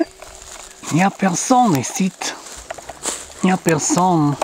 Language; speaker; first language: French; non-native, learner; English